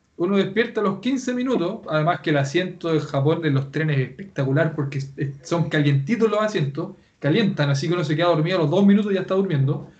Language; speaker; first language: Spanish; native; Spanish